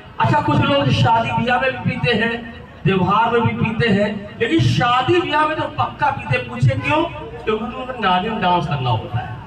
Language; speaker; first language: Hindi; native; Hindi